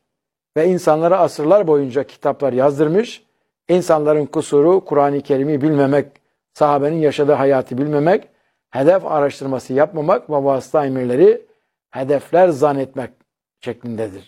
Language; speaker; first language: Turkish; native; Turkish